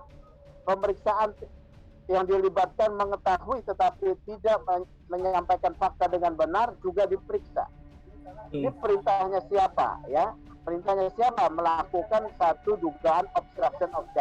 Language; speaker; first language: Indonesian; native; Indonesian